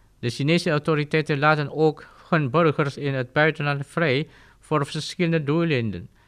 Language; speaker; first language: Dutch; non-native, fluent; Indonesian